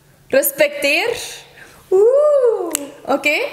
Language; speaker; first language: Dutch; early bilingual, other home language; Turkish